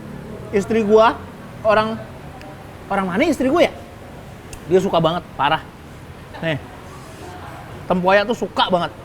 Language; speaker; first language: Indonesian; native; Indonesian